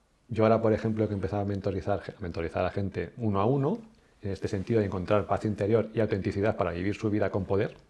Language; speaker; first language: Spanish; native; Spanish